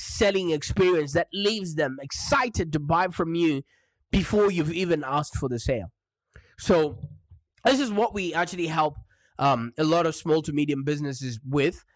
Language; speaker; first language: English; non-native, local second language; Shona